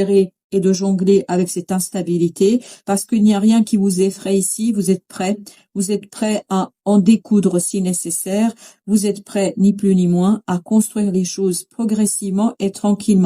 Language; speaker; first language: French; native; French